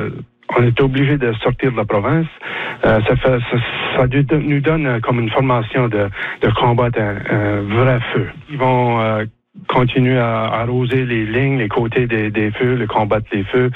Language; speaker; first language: French; native; French